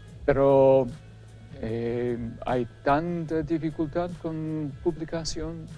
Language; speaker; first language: Spanish; non-native, fluent; English